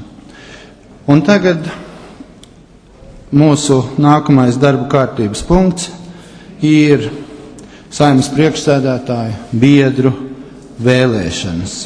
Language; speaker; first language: Latvian; native; Latvian